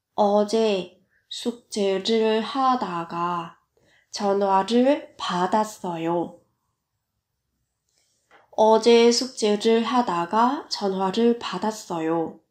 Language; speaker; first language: Korean; non-native, fluent; Vietnamese